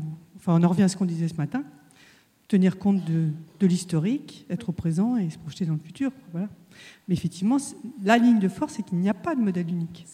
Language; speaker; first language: French; native; French